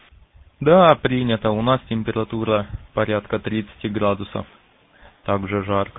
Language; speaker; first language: Russian; native; Russian